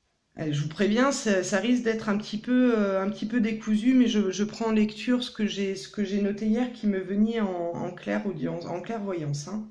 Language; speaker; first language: French; native; French